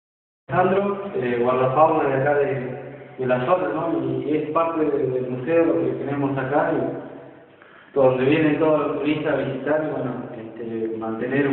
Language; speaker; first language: Spanish; native; Spanish